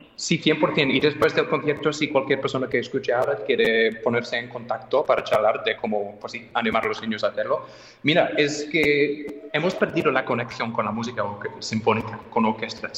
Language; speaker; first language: Spanish; non-native, fluent; English